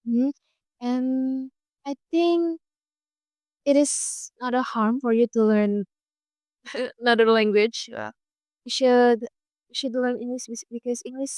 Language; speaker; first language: English; non-native, fluent; Indonesian